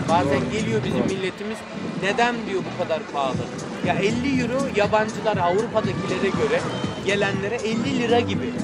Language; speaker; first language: Turkish; native; Turkish